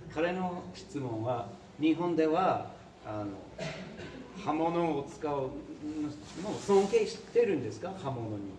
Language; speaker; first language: Japanese; non-native, fluent; English